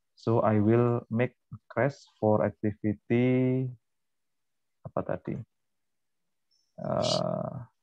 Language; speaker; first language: English; non-native, fluent; Indonesian